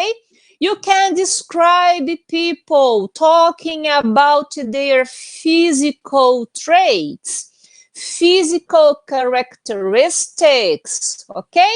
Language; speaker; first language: English; non-native, fluent; Portuguese